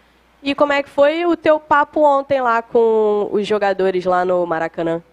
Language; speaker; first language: Portuguese; native; Portuguese